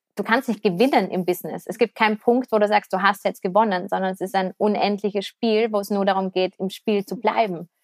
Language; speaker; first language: German; native; German